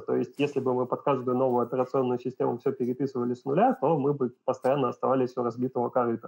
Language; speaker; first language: Russian; native; Russian